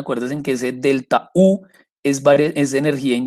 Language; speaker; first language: Spanish; native; Spanish